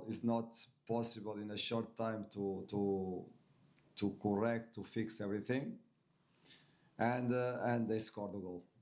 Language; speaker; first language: English; non-native, fluent; Portuguese